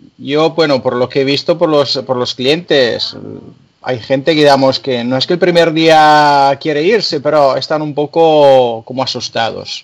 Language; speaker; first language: Spanish; non-native, fluent; Italian